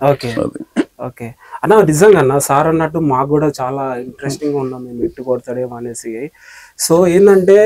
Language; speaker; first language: Telugu; native; Telugu